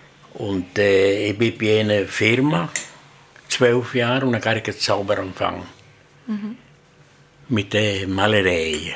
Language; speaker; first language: German; non-native, learner; Italian